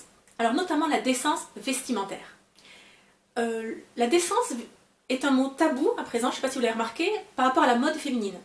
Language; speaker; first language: French; native; French